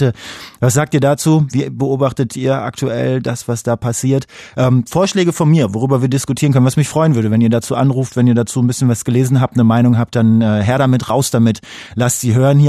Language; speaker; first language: German; native; German